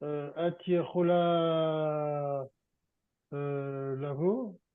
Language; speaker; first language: Hebrew; non-native, learner; French